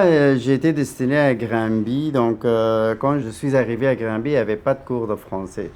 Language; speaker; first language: French; non-native, fluent; Persian